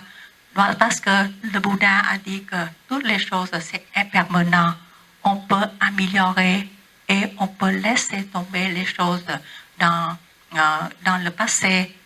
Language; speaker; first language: French; non-native, learner; Vietnamese